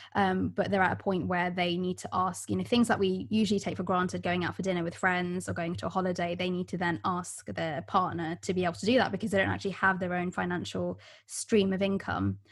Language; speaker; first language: English; native; English